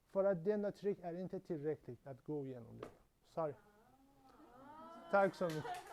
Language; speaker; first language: Swedish; non-native, learner; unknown